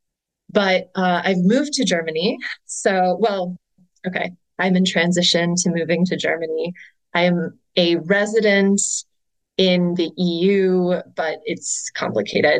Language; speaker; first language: English; native; English